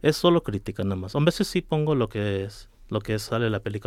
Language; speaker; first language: Spanish; early bilingual, heritage; Spanish